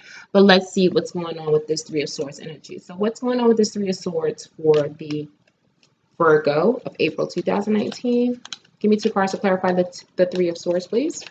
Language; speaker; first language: English; native; English